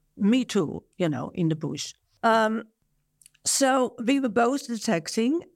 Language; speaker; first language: English; non-native, fluent; Dutch